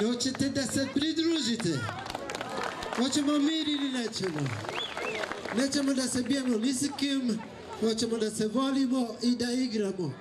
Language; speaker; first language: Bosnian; non-native, fluent; Swahili